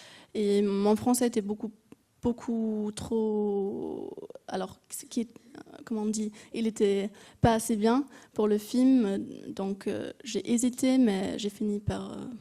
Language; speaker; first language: French; non-native, fluent; German